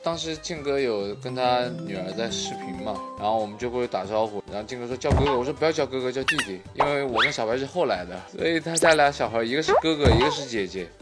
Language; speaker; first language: Chinese; native; Chinese